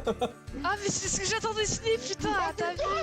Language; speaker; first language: French; native; French